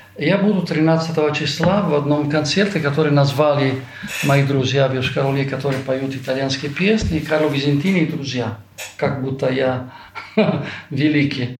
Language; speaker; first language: Russian; non-native, fluent; Italian